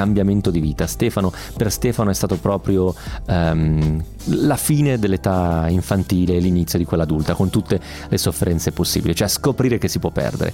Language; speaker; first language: Italian; native; Italian